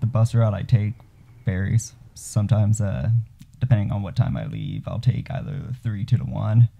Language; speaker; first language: English; native; English